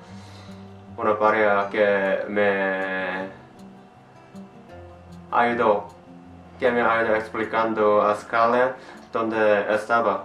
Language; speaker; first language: Spanish; non-native, learner; Korean